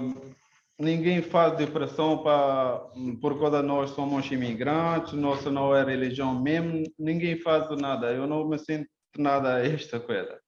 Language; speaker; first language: Portuguese; non-native, learner; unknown